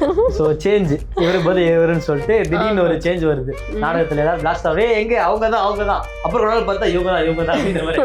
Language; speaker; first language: Tamil; native; Tamil